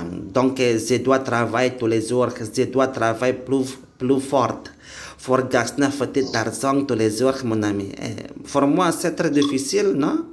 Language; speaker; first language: French; non-native, learner; Indonesian